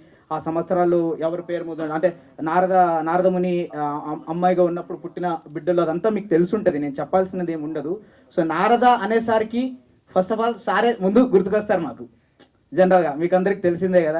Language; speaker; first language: Telugu; non-native, learner; Kannada